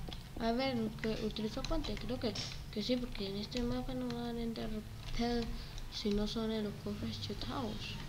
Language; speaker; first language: Spanish; native; Spanish